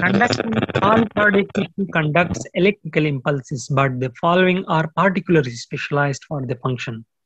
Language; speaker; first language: English; non-native, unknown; Pashto